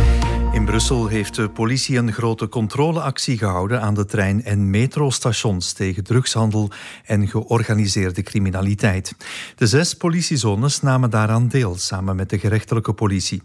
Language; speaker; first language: Dutch; native; Dutch